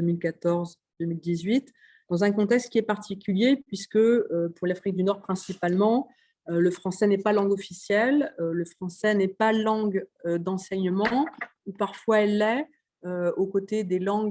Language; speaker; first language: French; native; French